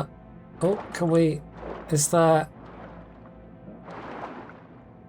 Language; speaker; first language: English; native; English